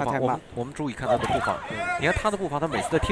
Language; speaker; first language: Chinese; native; Chinese